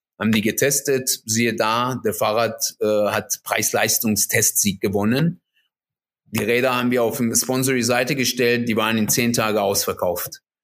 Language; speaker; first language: German; non-native, fluent; Persian